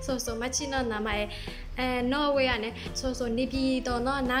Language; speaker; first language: Japanese; non-native, learner; Burmese